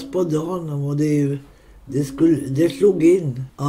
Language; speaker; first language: Swedish; non-native, local second language; Romany